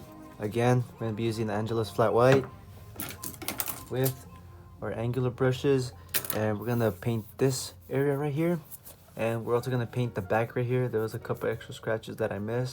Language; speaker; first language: English; native; English